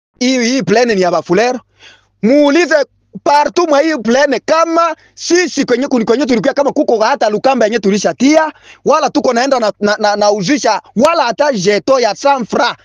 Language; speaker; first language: Swahili; non-native, local second language; Bembe